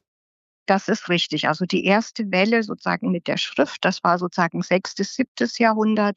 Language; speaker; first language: German; native; German